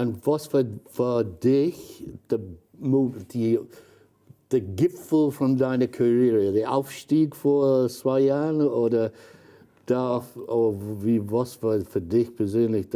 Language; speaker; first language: German; non-native, fluent; English